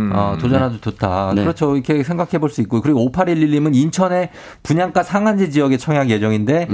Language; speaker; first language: Korean; native; Korean